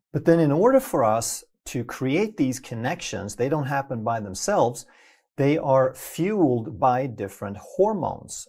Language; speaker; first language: English; non-native, fluent; Swedish